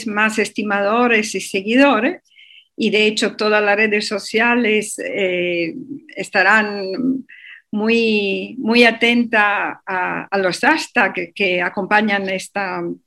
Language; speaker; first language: Spanish; native; Spanish